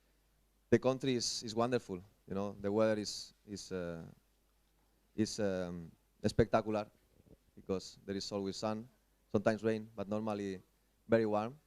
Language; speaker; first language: English; non-native, fluent; Spanish